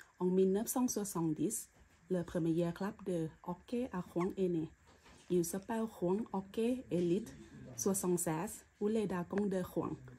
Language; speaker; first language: French; non-native, learner; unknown